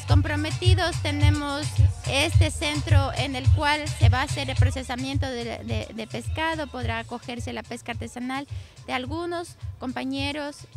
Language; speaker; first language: Spanish; native; Spanish